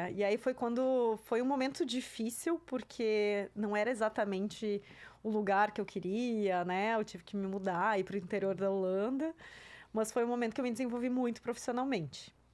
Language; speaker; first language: Portuguese; non-native, local second language; German